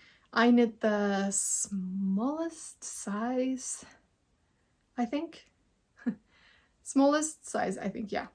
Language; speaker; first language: English; non-native, fluent; Norwegian